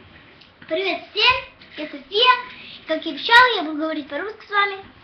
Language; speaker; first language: Russian; early bilingual, heritage; Russian